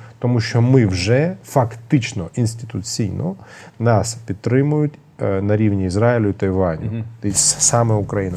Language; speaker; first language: Ukrainian; non-native, local second language; Russian